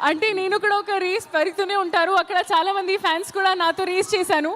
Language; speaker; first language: Telugu; non-native, learner; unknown